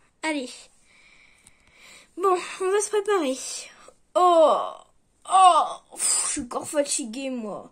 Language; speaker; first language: French; native; French